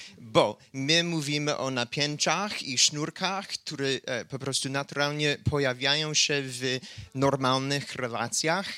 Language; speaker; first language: Polish; non-native, fluent; English